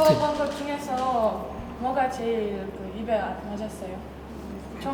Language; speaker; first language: Korean; non-native, fluent; Kyrgyz